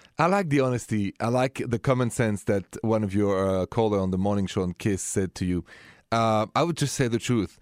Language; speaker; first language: English; non-native, fluent; French